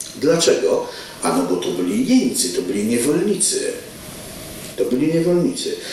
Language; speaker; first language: Polish; native; Polish